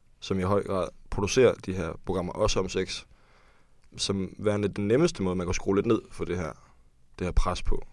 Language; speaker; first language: Danish; native; Danish